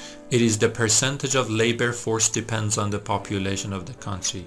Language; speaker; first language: English; non-native, fluent; Persian